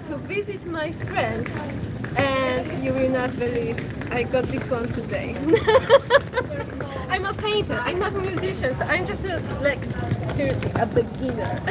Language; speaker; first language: English; non-native, learner; Polish